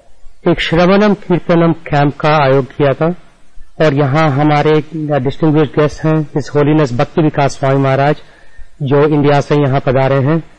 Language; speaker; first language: Hindi; native; Hindi